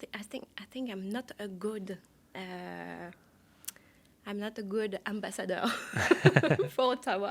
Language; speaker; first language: English; non-native, learner; French